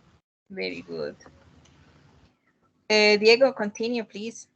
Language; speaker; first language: English; non-native, learner; Spanish